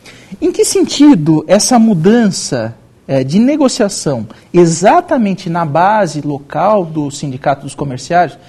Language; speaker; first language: Portuguese; native; Portuguese